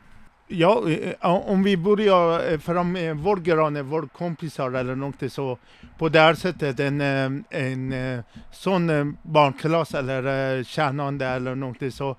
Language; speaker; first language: Swedish; non-native, learner; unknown